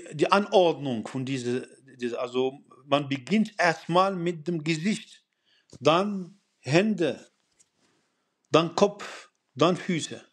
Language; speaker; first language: German; non-native, fluent; Arabic